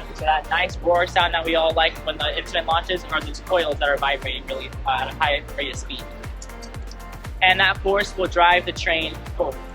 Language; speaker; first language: English; native; English